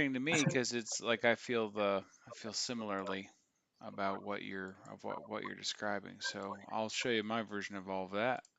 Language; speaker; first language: English; native; English